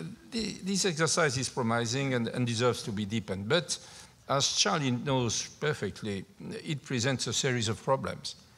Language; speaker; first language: English; non-native, fluent; French